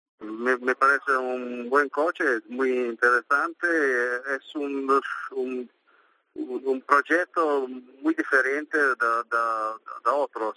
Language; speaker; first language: Spanish; non-native, learner; Italian